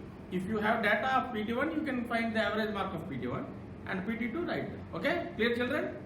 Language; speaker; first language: English; non-native, local second language; Telugu